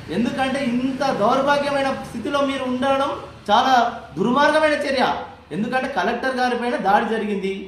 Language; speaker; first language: Telugu; native; Telugu